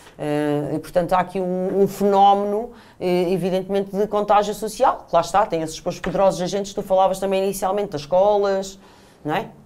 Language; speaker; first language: Portuguese; native; Portuguese